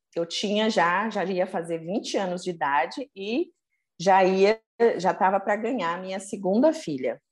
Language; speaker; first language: Portuguese; native; Portuguese